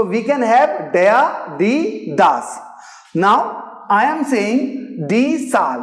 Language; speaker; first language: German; non-native, learner; Hindi